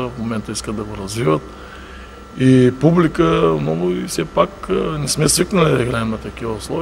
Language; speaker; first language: Bulgarian; native; Bulgarian